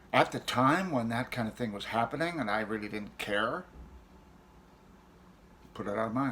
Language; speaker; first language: English; native; English